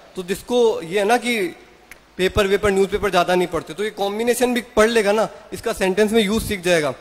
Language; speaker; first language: Hindi; native; Hindi